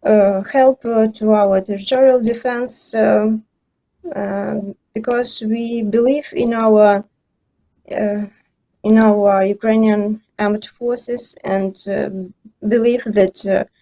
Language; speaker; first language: English; non-native, learner; Ukrainian